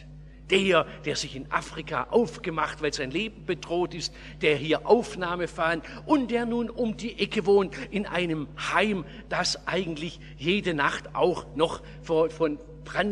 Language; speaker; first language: German; native; German